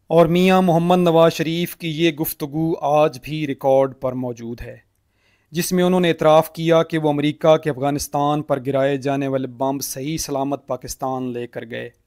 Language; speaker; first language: Urdu; native; Urdu